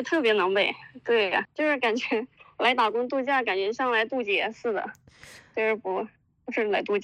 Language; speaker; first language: Chinese; native; Chinese